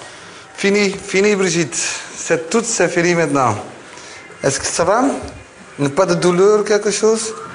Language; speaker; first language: French; non-native, learner; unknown